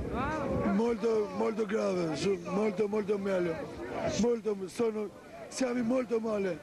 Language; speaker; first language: Italian; non-native, learner; Albanian